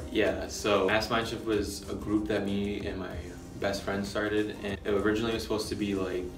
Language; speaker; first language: English; native; English